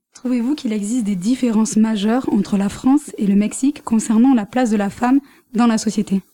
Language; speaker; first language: French; native; French